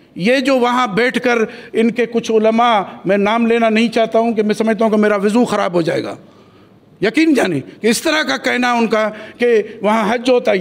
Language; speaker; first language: Urdu; non-native, local second language; Sindhi